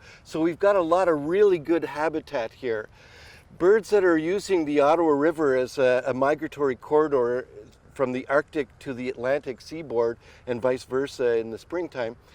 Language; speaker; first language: English; native; English